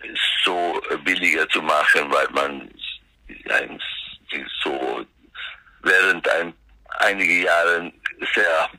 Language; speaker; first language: German; non-native, fluent; Swedish